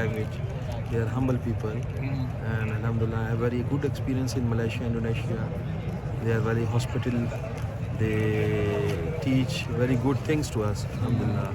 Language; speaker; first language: English; non-native, learner; Urdu